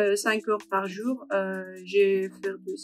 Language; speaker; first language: French; non-native, learner; Persian